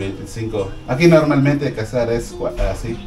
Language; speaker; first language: Spanish; non-native, learner; Filipino